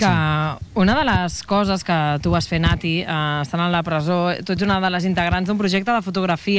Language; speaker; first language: Catalan; native; Catalan